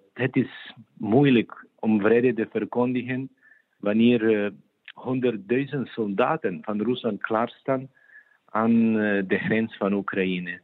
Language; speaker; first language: Dutch; non-native, fluent; Ukrainian